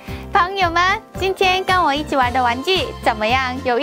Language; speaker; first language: Chinese; non-native, fluent; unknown